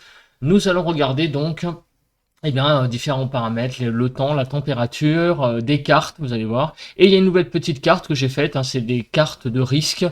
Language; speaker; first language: French; native; French